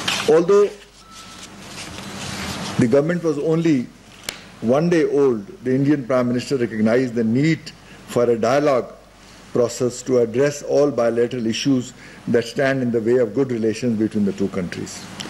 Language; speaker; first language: English; non-native, local second language; Urdu